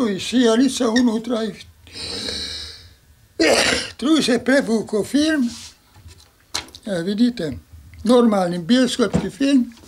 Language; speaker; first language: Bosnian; non-native, local second language; Hungarian